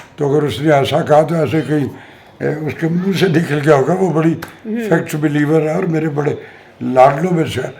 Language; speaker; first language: Urdu; non-native, local second language; Punjabi